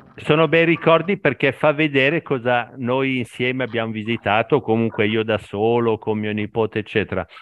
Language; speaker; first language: Italian; native; Italian